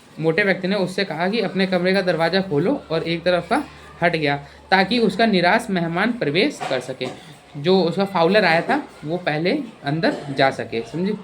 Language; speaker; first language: Hindi; native; Hindi